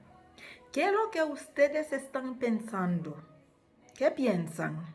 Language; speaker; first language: Spanish; non-native, fluent; Haitian Creole